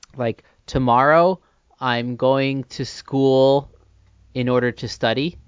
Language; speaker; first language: English; native; English